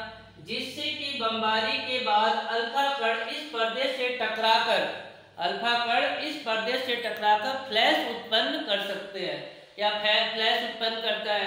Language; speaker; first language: Hindi; native; Hindi